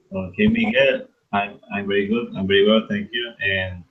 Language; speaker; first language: English; non-native, fluent; Spanish